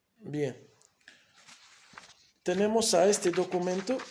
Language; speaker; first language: Spanish; non-native, fluent; Arabic